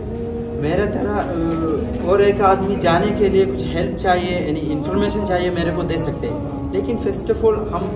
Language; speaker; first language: Hindi; non-native, local second language; Malayalam